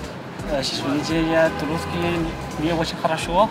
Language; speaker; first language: Russian; non-native, learner; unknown